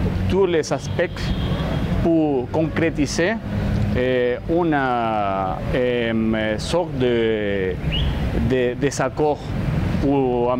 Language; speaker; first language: French; non-native, learner; Spanish